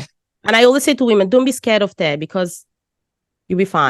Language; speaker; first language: English; non-native, fluent; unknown